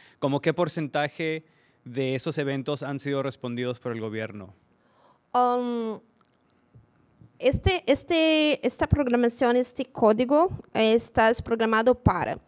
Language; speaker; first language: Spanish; non-native, learner; Portuguese